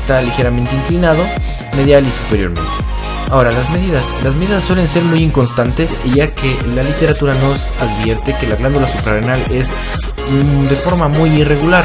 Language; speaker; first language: Spanish; native; Spanish